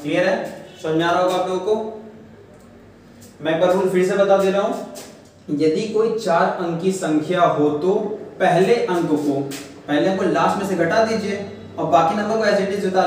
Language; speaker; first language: Hindi; native; Hindi